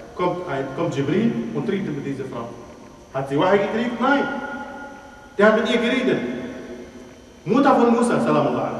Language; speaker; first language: German; non-native, fluent; Arabic